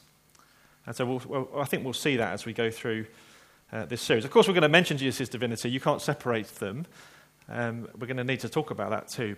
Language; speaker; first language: English; native; English